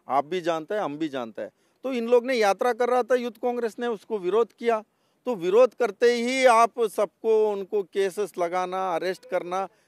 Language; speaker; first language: Hindi; non-native, local second language; Kannada